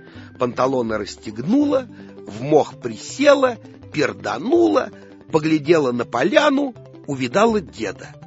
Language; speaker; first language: Russian; native; Russian